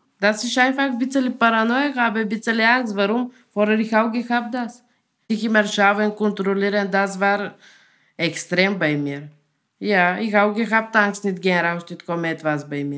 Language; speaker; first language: German; non-native, learner; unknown